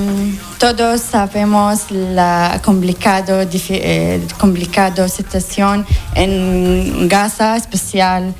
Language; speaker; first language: Spanish; non-native, learner; Arabic